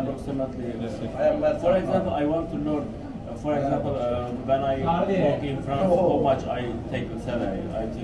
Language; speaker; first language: English; non-native, learner; Turkish